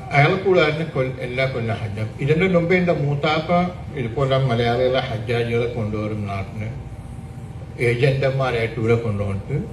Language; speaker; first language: Malayalam; early bilingual, heritage; Malayalam